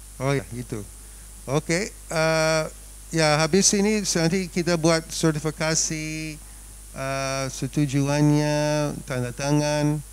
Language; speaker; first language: Indonesian; non-native, fluent; English